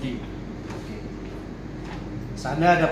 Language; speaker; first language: Malay; native; Malay